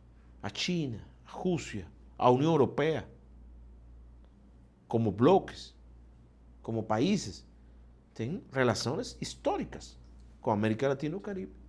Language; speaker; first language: Portuguese; non-native, fluent; Spanish